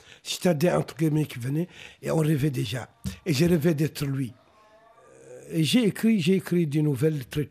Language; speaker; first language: French; non-native, local second language; Arabic